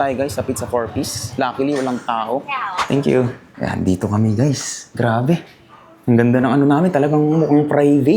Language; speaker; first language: Filipino; native; Filipino